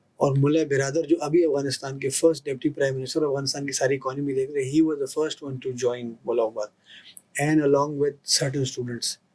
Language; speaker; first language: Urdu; non-native, local second language; Pashto